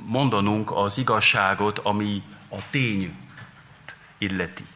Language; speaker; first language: Hungarian; non-native, fluent; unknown